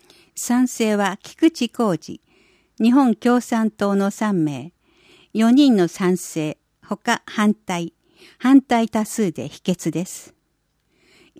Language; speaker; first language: Japanese; native; Japanese